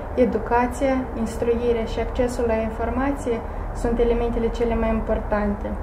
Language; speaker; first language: Romanian; non-native, local second language; Bulgarian